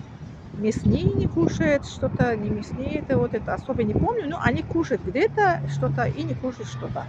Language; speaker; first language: Russian; non-native, learner; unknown